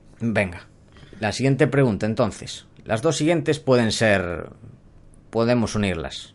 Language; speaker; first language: Spanish; native; Spanish